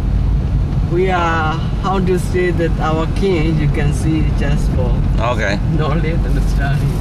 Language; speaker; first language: English; non-native, learner; Burmese